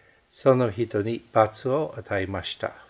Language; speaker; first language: Japanese; non-native, fluent; English